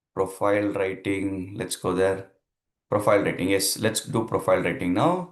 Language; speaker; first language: English; non-native, local second language; Kannada